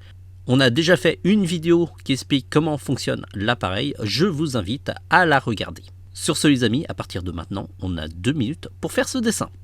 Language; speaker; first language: French; native; French